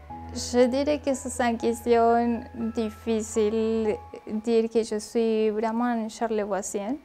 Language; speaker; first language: French; non-native, learner; Spanish